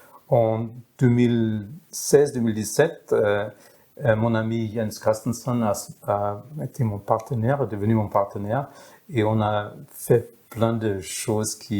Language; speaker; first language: French; non-native, fluent; German